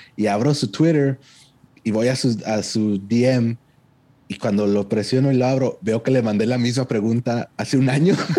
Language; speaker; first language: Spanish; early bilingual, heritage; Spanish